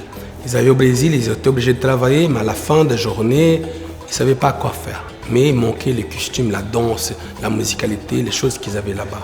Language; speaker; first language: French; non-native, fluent; Portuguese